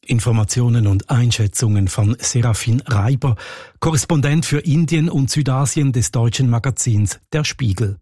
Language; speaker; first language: German; native; German